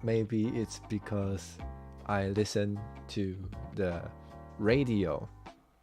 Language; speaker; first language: English; non-native, fluent; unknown